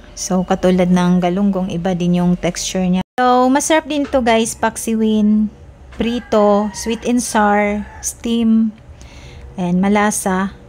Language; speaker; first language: Filipino; non-native, local second language; Cebuano